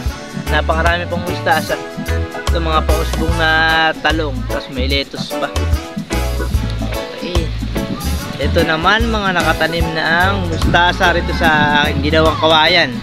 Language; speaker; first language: Filipino; native; Filipino